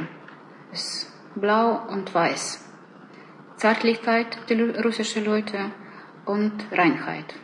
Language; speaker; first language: German; non-native, learner; Russian